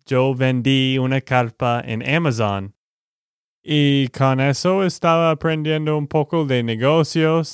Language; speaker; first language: Spanish; non-native, learner; English